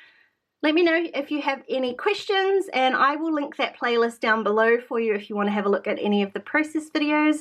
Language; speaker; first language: English; native; English